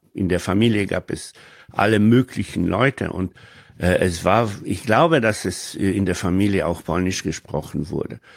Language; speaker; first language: German; non-native, fluent; Polish